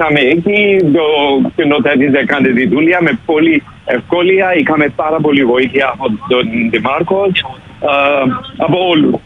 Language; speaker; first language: Greek; non-native, fluent; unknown